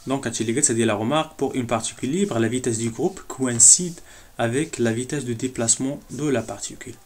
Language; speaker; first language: French; non-native, local second language; Arabic